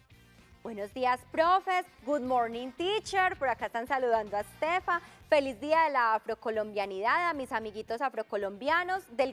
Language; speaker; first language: Spanish; native; Spanish